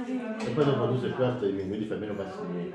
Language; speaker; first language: Italian; native; Italian